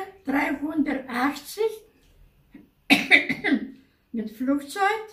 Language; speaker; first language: German; non-native, learner; Thai